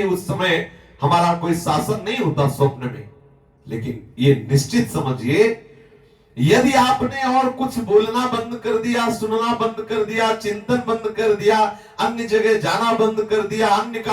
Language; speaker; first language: Hindi; native; Hindi